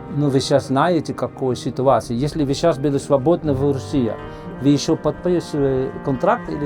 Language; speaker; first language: Russian; non-native, learner; Dutch